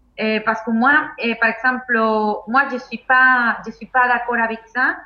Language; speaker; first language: French; non-native, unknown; Spanish